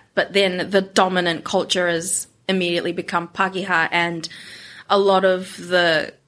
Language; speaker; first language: English; non-native, local second language; Japanese